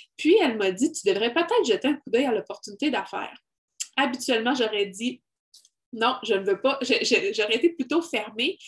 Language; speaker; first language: French; native; French